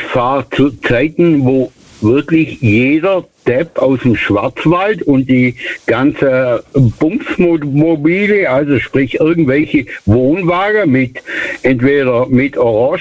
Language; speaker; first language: German; native; German